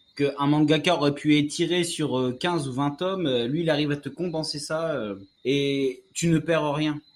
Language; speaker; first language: French; native; French